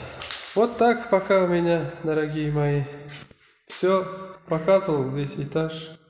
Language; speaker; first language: Russian; non-native, learner; Uzbek